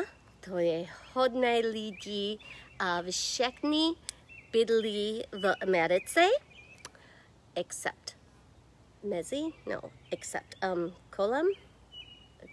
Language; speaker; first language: Czech; non-native, learner; English